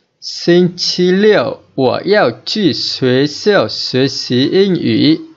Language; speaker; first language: Chinese; non-native, fluent; Vietnamese